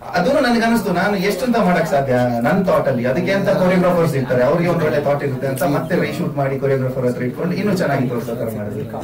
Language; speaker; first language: Kannada; non-native, local second language; Tulu